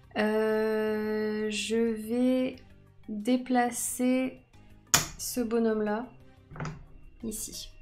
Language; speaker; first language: French; native; French